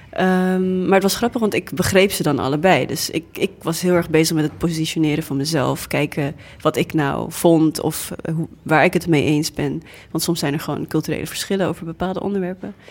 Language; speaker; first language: Dutch; early bilingual, other home language; English